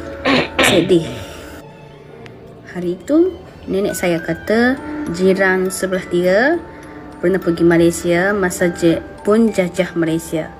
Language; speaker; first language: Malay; non-native, fluent; Japanese